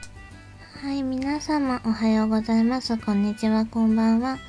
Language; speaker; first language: Japanese; native; Japanese